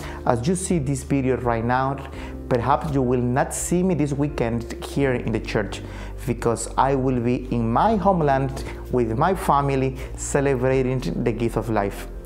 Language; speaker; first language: English; non-native, fluent; Spanish